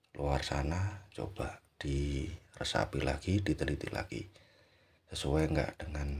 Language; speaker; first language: Indonesian; native; Indonesian